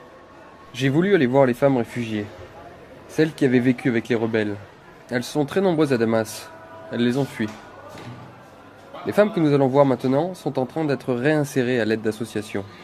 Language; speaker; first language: French; native; French